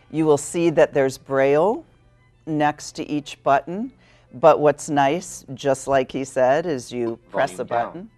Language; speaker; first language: English; native; English